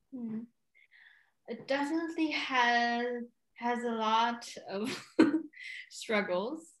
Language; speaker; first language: English; non-native, local second language; Cebuano